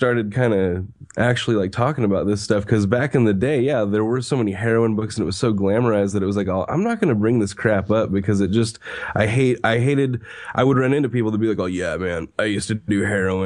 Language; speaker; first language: English; native; English